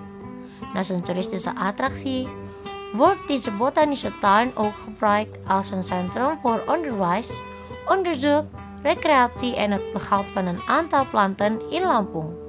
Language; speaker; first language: Dutch; non-native, fluent; Indonesian